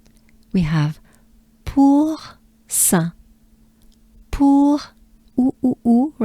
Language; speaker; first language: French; native; French